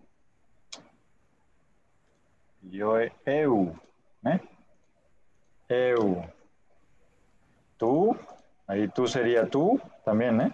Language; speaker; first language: Spanish; native; Spanish